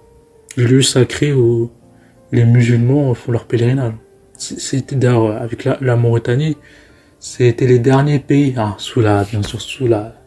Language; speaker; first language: French; native; French